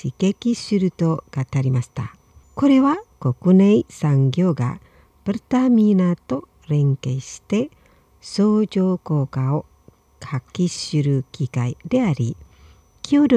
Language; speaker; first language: Japanese; non-native, fluent; Indonesian